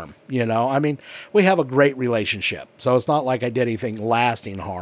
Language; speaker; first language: English; native; English